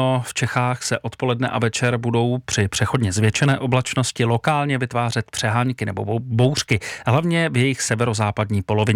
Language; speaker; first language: Czech; native; Czech